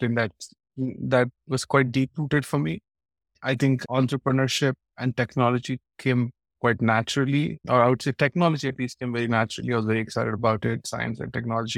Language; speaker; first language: English; non-native, local second language; Telugu